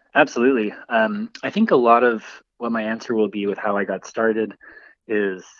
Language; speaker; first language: English; native; English